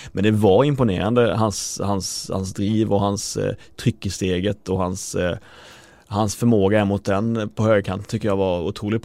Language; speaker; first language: Swedish; native; Swedish